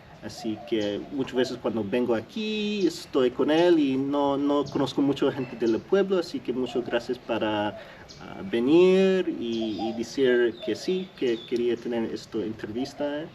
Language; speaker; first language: Spanish; early bilingual, heritage; English